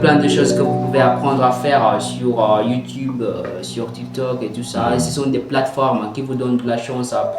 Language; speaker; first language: French; non-native, learner; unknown